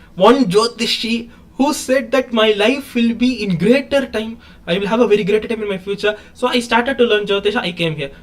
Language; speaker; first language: English; non-native, local second language; Tamil